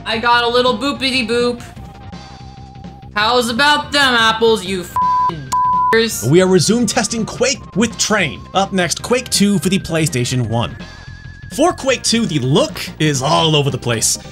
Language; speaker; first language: English; native; English